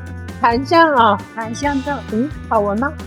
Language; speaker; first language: Chinese; native; Chinese